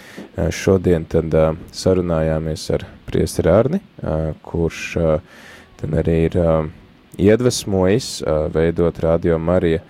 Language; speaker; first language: Latvian; native; Latvian